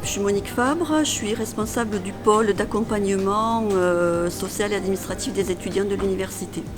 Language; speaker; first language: French; native; French